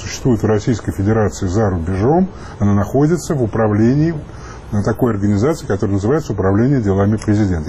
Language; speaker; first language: Russian; native; Russian